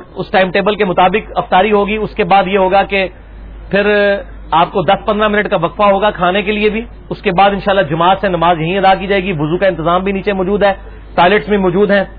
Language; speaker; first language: Urdu; non-native, local second language; Punjabi